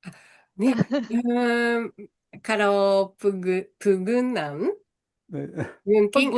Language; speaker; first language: Indonesian; non-native, learner; Japanese